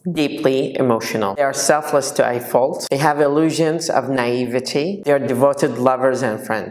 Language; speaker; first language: English; non-native, fluent; Arabic